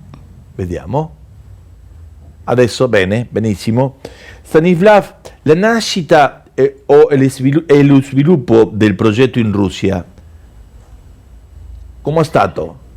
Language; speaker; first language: Italian; non-native, local second language; Spanish